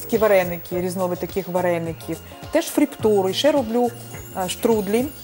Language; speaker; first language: Ukrainian; non-native, local second language; Romanian